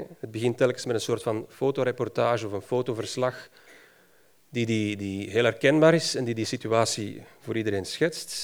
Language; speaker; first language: Dutch; native; Dutch